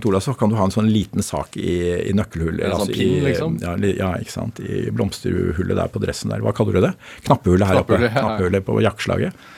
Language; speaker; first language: Norwegian; native; Norwegian